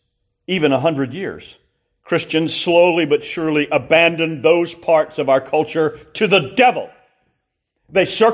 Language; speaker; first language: English; native; English